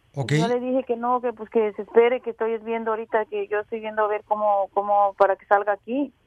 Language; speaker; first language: Spanish; native; Spanish